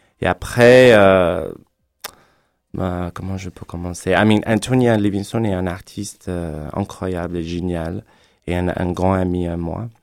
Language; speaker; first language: French; non-native, fluent; English